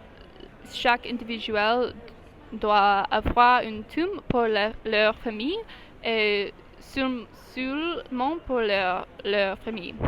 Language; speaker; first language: French; non-native, learner; English